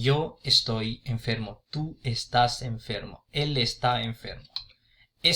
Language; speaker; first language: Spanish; non-native, fluent; Urdu